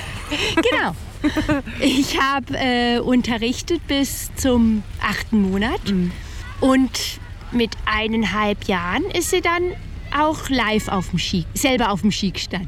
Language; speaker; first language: German; native; German